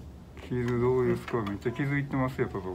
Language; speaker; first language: Japanese; native; Japanese